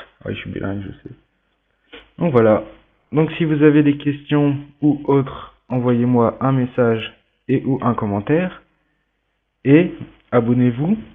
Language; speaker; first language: French; native; French